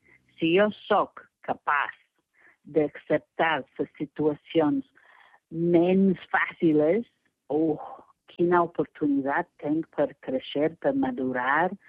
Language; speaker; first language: Catalan; non-native, fluent; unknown